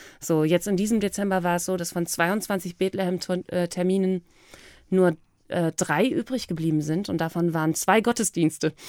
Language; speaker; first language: German; native; German